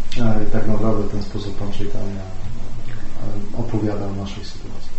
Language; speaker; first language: Polish; native; Polish